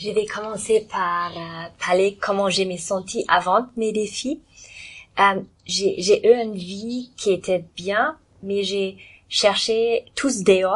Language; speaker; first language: French; non-native, learner; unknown